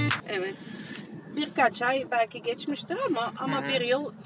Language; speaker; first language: Turkish; early bilingual, heritage; Turkish